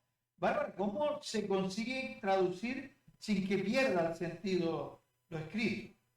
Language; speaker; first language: Spanish; native; Spanish